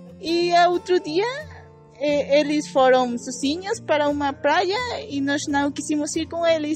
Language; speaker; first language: Portuguese; non-native, learner; Spanish